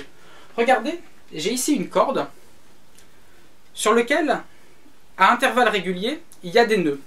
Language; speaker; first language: French; native; French